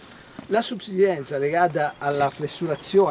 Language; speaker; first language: Italian; native; Italian